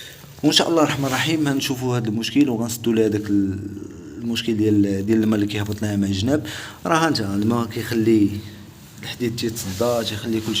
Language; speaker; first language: Arabic; native; Arabic